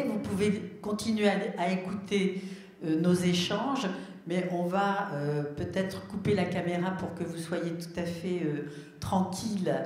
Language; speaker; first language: French; native; French